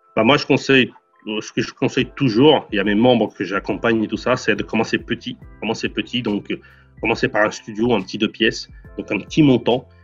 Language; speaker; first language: French; non-native, fluent; Portuguese